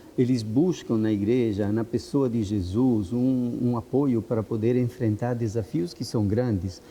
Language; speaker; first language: Portuguese; non-native, fluent; Italian